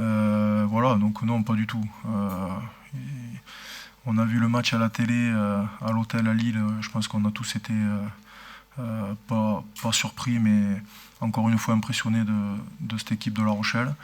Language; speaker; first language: French; native; French